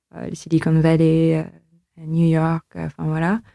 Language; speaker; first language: French; non-native, fluent; Filipino